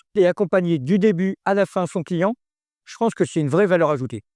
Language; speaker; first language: French; native; French